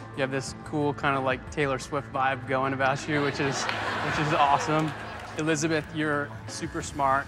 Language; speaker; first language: English; native; English